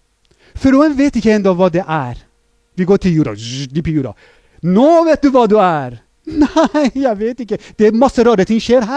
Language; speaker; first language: Norwegian; non-native, fluent; Persian